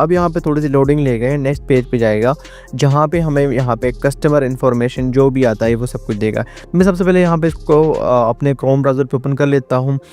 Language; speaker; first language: Urdu; non-native, local second language; Northern Hindko